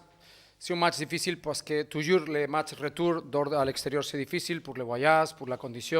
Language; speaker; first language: French; non-native, fluent; Spanish